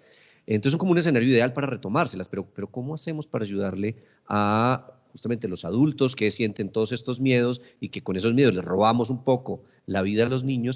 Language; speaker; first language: Spanish; native; Spanish